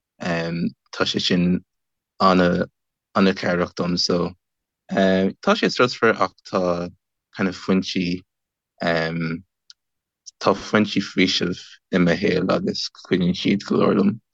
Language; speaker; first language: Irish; non-native, learner; English